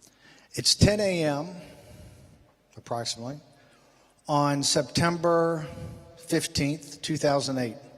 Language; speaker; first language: English; native; English